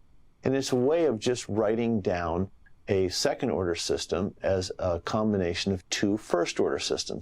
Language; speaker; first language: English; native; English